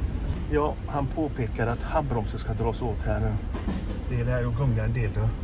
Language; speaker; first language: Swedish; native; Swedish